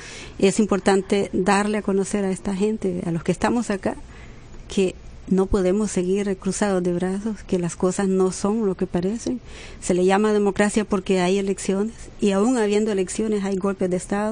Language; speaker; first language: Spanish; native; Spanish